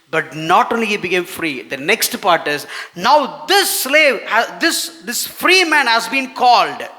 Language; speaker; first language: English; non-native, local second language; Tamil